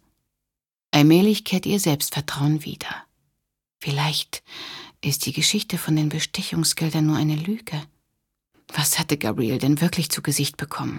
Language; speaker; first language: German; native; German